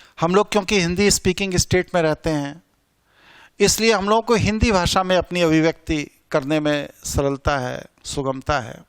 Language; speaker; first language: Hindi; native; Hindi